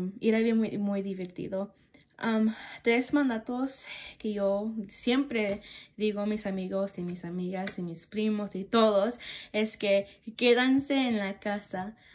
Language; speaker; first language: Spanish; early bilingual, heritage; Spanish